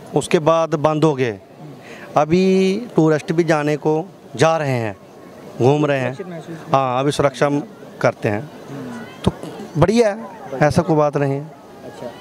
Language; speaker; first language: Hindi; native; Hindi